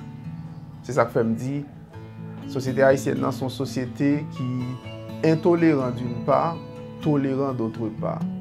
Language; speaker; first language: French; non-native, learner; Haitian Creole